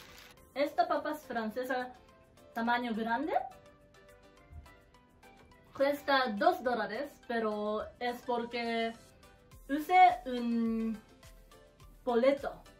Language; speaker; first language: Spanish; non-native, learner; Japanese